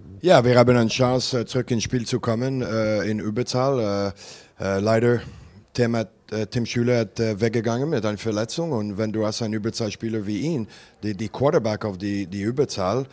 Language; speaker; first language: German; non-native, learner; French